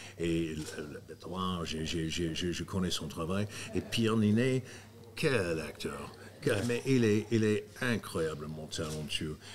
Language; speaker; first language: French; non-native, fluent; English